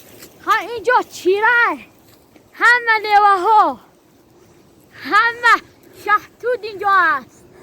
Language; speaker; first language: Persian; non-native, local second language; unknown